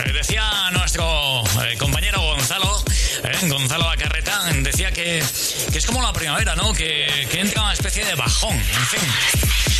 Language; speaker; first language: Spanish; native; Spanish